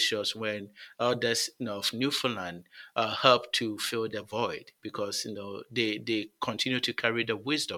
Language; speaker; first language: English; non-native, local second language; Akan